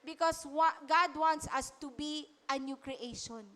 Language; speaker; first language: English; non-native, local second language; Filipino